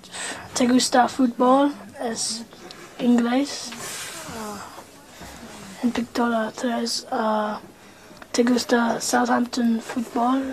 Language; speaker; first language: Spanish; non-native, learner; English